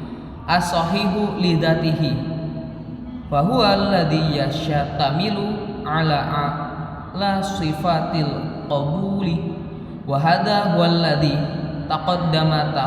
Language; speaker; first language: Arabic; non-native, learner; Indonesian